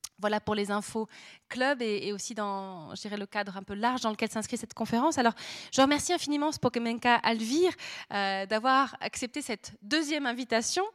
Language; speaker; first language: French; native; French